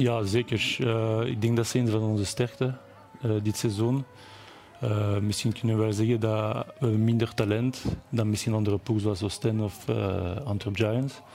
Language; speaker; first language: Dutch; non-native, local second language; French